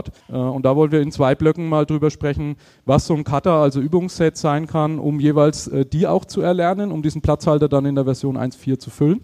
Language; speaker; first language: German; native; German